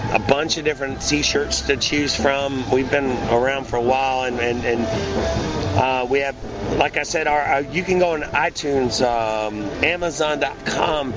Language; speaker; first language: English; native; English